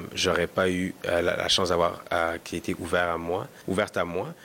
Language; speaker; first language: French; early bilingual, other home language; Kinyarwanda